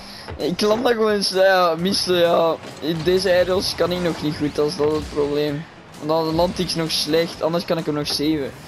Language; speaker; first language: Dutch; native; Dutch